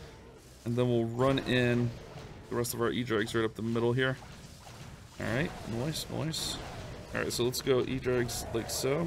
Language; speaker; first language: English; native; English